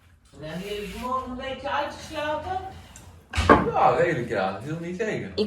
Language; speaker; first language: Dutch; native; Dutch